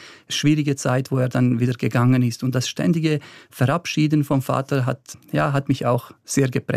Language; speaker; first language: German; early bilingual, other home language; Bosnian